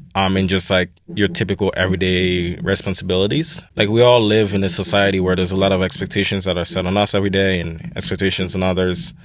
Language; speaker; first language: English; non-native, fluent; Haitian Creole